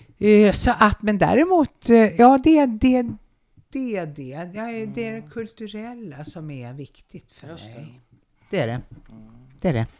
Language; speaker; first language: Swedish; native; Swedish